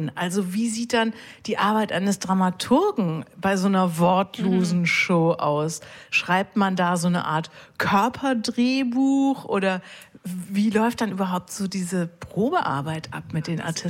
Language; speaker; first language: German; native; German